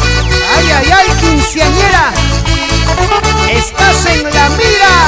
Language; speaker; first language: Spanish; native; Spanish